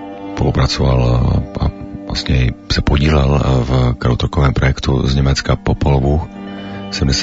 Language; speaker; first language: Czech; native; Czech